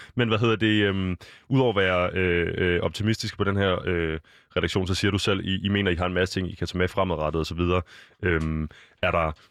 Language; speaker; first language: Danish; native; Danish